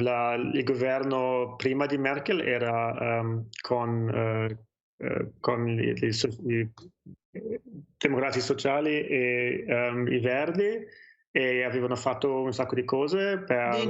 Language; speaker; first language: Italian; non-native, fluent; German